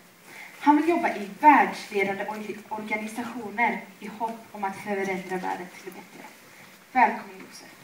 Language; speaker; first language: Swedish; native; Swedish